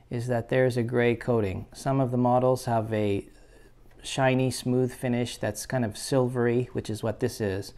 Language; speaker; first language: English; native; English